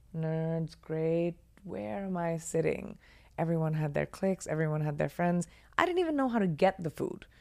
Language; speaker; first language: English; non-native, local second language; Hindi